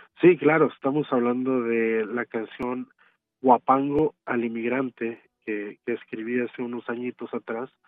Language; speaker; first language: Spanish; early bilingual, heritage; Spanish